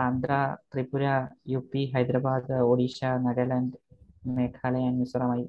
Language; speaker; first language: English; non-native, local second language; Malayalam